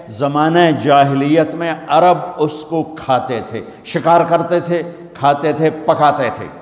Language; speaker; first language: Urdu; non-native, local second language; Punjabi